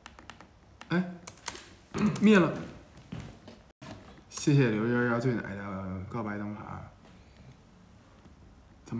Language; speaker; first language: Chinese; native; Chinese